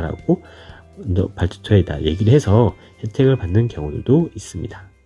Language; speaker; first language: Korean; native; Korean